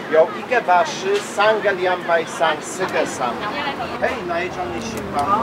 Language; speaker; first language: Chinese; non-native, learner; Polish